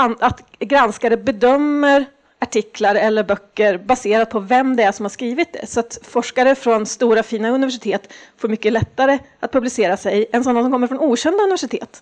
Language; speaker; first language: Swedish; native; Swedish